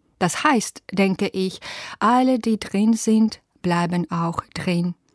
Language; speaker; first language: German; non-native, fluent; Belarusian